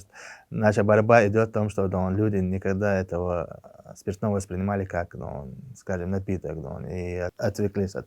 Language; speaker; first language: Russian; non-native, local second language; Chechen